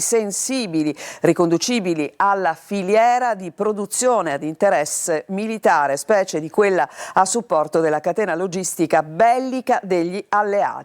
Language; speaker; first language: Italian; native; Italian